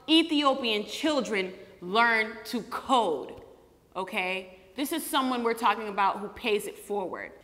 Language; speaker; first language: English; native; English